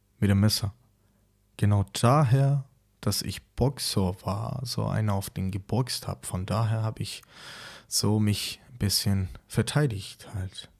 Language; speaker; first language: German; non-native, fluent; Persian